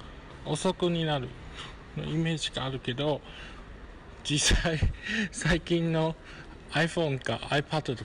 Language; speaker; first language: Japanese; non-native, fluent; Chinese